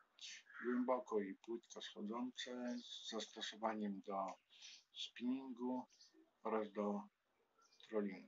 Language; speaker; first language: Polish; native; Polish